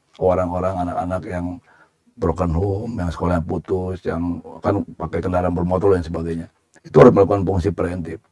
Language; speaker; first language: Indonesian; native; Indonesian